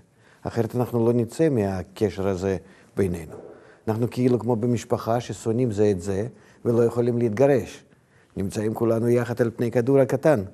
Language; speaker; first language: Hebrew; non-native, fluent; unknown